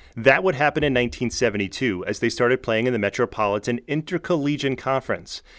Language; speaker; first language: English; native; English